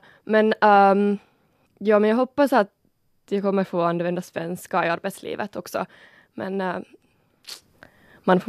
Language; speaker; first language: Swedish; non-native, local second language; Finnish